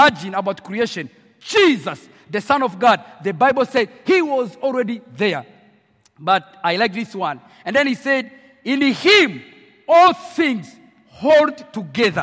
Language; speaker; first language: English; non-native, local second language; Kinyarwanda